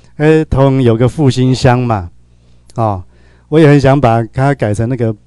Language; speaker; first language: Chinese; native; Chinese